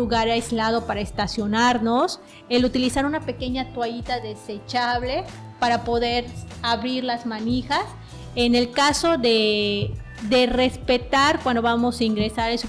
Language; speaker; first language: Spanish; native; Spanish